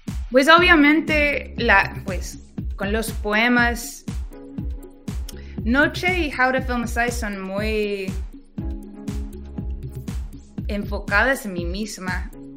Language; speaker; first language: Spanish; non-native, fluent; English